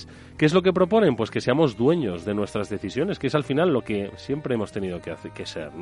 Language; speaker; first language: Spanish; native; Spanish